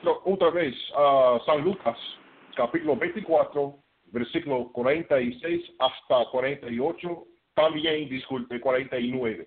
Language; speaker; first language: Spanish; non-native, fluent; English